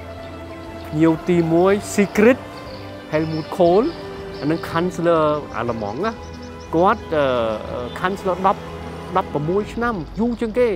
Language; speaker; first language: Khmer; early bilingual, heritage; Khmer